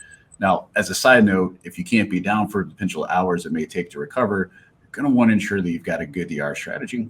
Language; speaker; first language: English; native; English